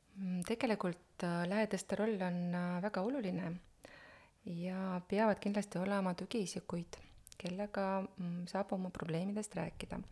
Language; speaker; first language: Estonian; non-native, local second language; Russian